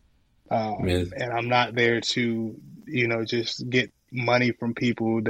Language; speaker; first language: English; native; English